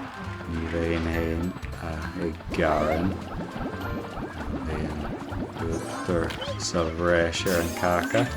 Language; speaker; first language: Irish; non-native, local second language; English